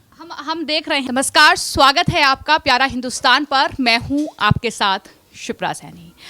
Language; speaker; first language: Hindi; native; Hindi